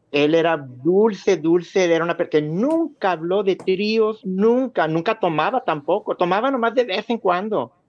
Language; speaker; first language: Spanish; early bilingual, heritage; Spanish